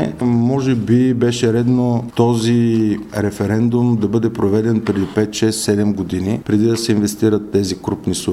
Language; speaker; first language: Bulgarian; native; Bulgarian